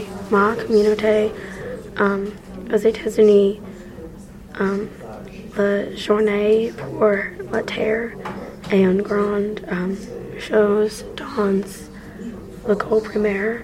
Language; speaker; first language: French; non-native, learner; English